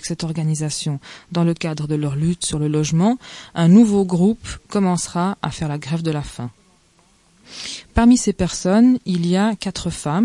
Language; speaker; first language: French; native; French